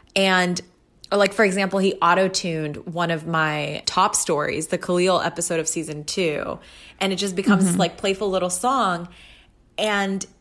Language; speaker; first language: English; early bilingual, other home language; Urdu